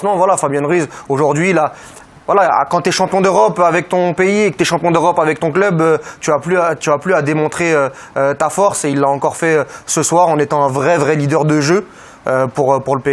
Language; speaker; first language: French; native; French